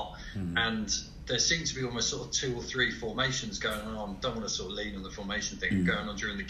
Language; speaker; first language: English; native; English